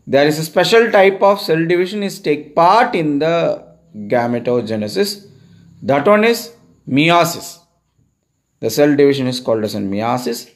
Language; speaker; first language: English; non-native, local second language; Tamil